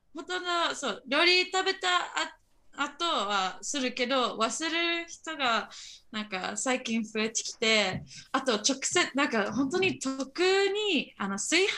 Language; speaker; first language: Japanese; non-native, fluent; English